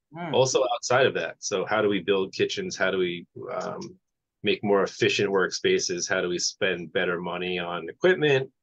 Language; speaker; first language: English; native; English